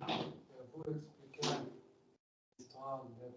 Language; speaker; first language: French; non-native, learner; Russian